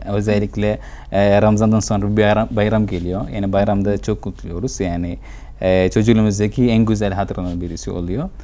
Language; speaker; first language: Turkish; non-native, fluent; Malayalam